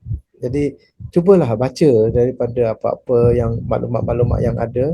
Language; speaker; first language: Malay; native; Malay